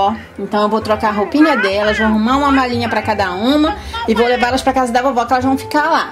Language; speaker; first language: Portuguese; native; Portuguese